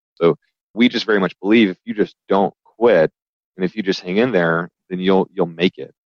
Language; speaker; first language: English; native; English